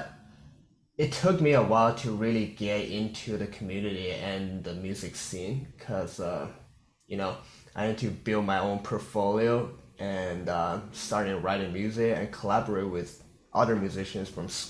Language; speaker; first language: English; non-native, fluent; Korean